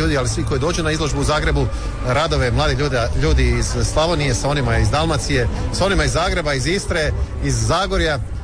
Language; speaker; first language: Serbian; native; Serbian